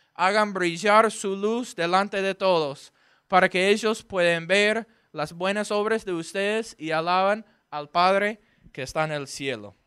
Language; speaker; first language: Spanish; non-native, fluent; English